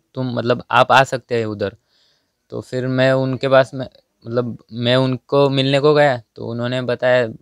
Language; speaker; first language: Hindi; non-native, local second language; Marathi